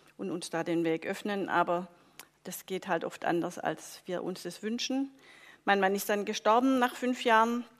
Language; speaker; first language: German; native; German